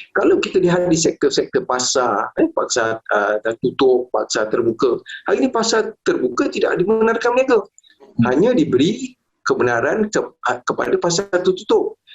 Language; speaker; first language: Malay; native; Malay